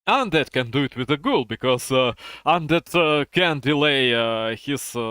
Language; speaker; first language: English; non-native, fluent; Russian